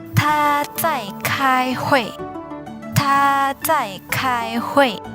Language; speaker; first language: Chinese; non-native, fluent; Indonesian